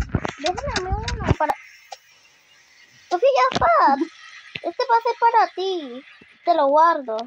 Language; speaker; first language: Spanish; native; Spanish